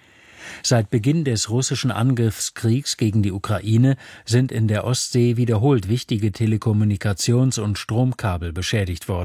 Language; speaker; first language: German; native; German